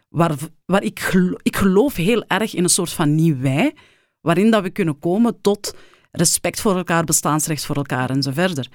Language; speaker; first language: Dutch; early bilingual, other home language; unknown